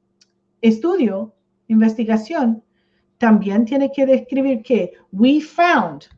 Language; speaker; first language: Spanish; non-native, fluent; English